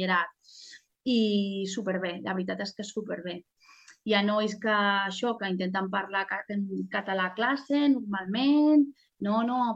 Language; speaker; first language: Catalan; non-native, local second language; Spanish